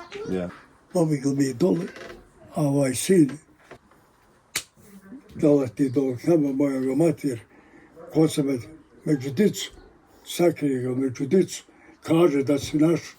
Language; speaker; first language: Croatian; native; Croatian